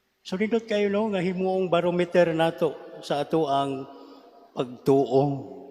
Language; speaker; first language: Cebuano; native; Cebuano